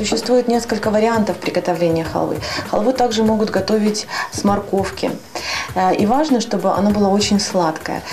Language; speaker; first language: Russian; non-native, fluent; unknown